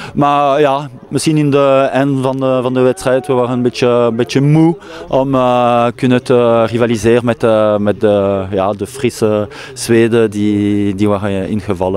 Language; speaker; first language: Dutch; non-native, local second language; French